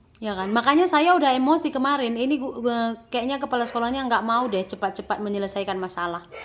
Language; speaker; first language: Indonesian; native; Indonesian